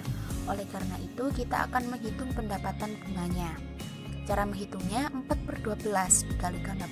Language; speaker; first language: Indonesian; native; Indonesian